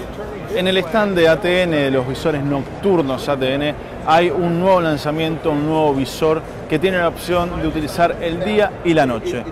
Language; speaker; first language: Spanish; native; Spanish